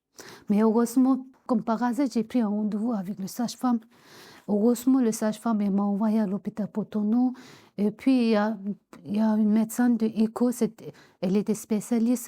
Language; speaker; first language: French; non-native, learner; Tibetan